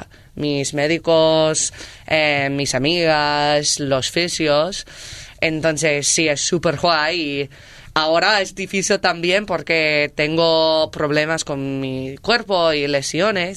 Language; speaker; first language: Spanish; non-native, learner; English